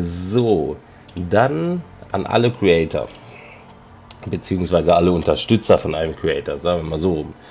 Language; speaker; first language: German; native; German